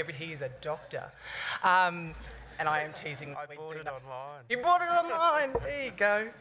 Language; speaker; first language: English; native; English